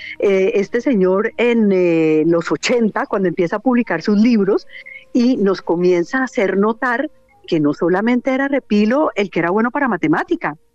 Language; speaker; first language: Spanish; native; Spanish